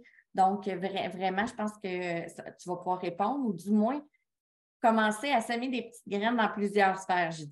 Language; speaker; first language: French; native; French